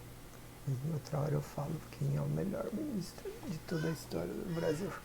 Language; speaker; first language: Portuguese; native; Portuguese